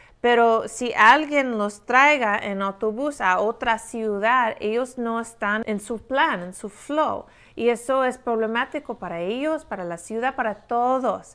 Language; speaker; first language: Spanish; non-native, fluent; English